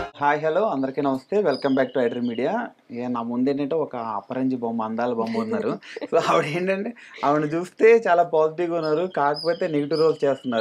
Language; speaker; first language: Telugu; native; Telugu